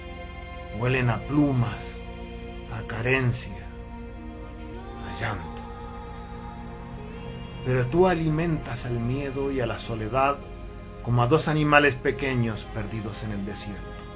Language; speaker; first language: Spanish; native; Spanish